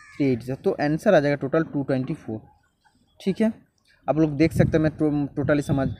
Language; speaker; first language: Hindi; non-native, local second language; Bangla